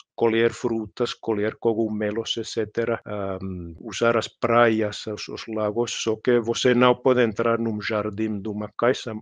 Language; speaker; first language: Portuguese; non-native, fluent; Finnish